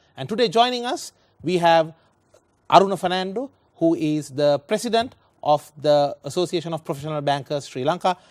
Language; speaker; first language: English; non-native, local second language; Sinhala